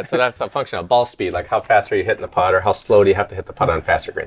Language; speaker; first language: English; native; English